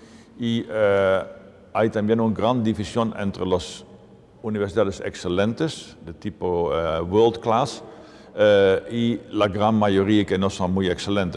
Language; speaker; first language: Spanish; non-native, fluent; Dutch